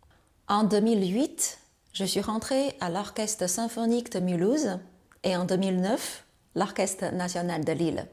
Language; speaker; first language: French; non-native, fluent; Chinese